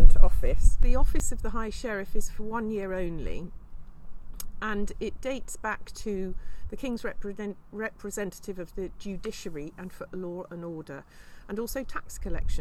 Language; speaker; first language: English; native; English